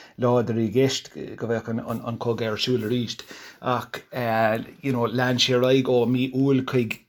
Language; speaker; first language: Irish; non-native, local second language; English